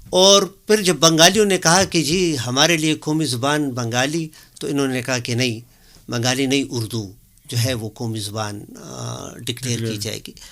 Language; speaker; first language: Urdu; non-native, local second language; Pashto